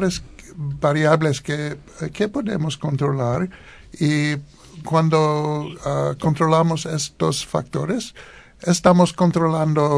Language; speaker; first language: Spanish; non-native, learner; English